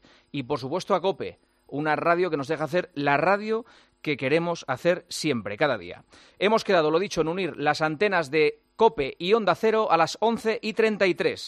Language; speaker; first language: Spanish; native; Spanish